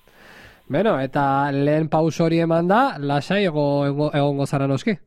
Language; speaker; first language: Basque; native; Basque